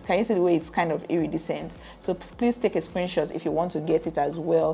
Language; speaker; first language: English; native; English